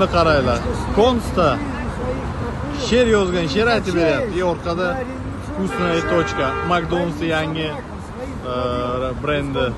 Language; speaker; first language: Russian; non-native, local second language; Uzbek